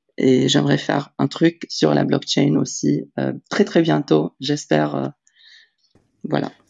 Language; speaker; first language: French; non-native, local second language; Arabic